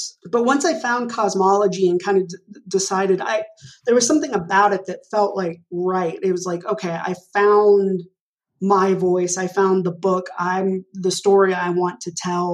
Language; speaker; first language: English; native; English